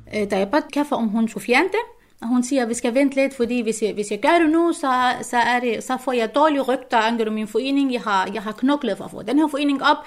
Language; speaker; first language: Danish; non-native, fluent; Arabic